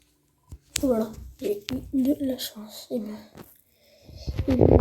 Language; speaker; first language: French; native; French